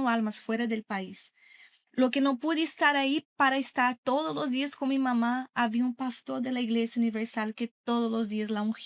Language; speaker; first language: Spanish; non-native, fluent; Portuguese